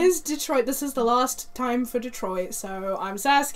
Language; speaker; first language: English; native; English